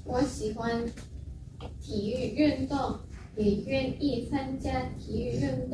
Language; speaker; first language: Chinese; non-native, learner; Indonesian